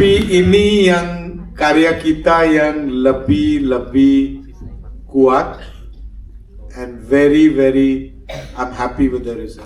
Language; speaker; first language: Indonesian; non-native, fluent; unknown